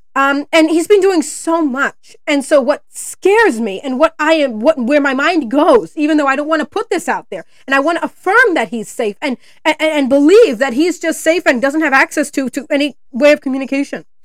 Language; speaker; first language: English; native; English